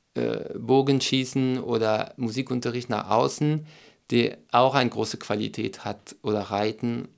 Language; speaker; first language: German; non-native, fluent; French